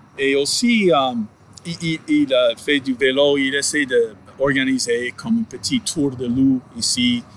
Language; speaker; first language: French; non-native, fluent; English